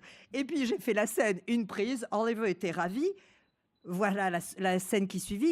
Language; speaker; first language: French; native; French